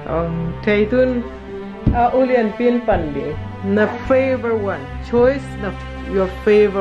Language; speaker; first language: English; non-native, learner; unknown